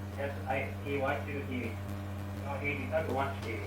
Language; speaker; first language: English; non-native, learner; Kannada